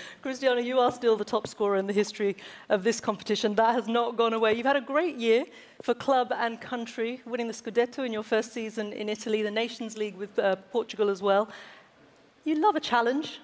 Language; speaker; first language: English; native; English